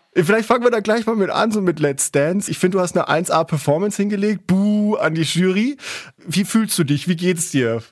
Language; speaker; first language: German; native; German